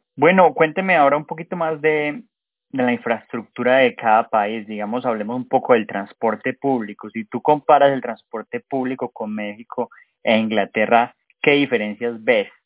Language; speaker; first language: Spanish; native; Spanish